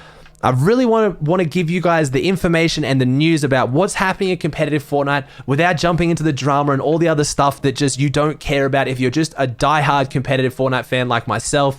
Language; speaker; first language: English; native; English